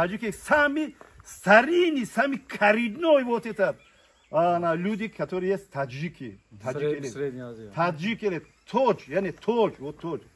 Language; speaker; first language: Russian; non-native, learner; Tajik